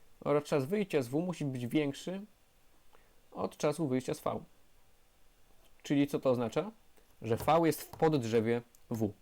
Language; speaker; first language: Polish; native; Polish